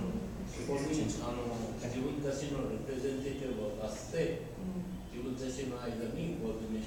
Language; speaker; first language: Japanese; non-native, learner; Bangla